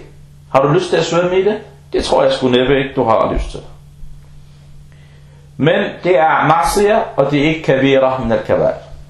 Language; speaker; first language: Danish; non-native, local second language; Arabic